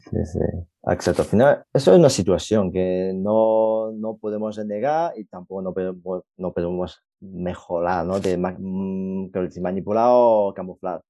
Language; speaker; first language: Spanish; non-native, fluent; Chinese